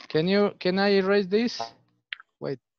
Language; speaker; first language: English; non-native, fluent; Spanish